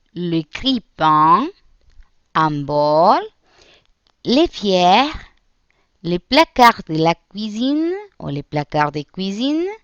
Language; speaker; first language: French; non-native, fluent; Spanish